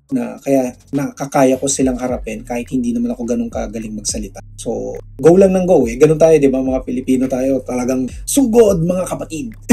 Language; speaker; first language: Filipino; non-native, local second language; Cebuano